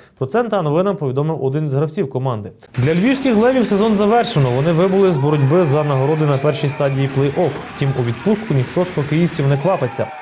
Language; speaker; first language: Ukrainian; native; Ukrainian